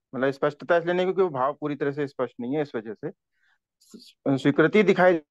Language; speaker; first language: Hindi; native; Hindi